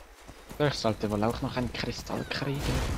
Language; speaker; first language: German; native; German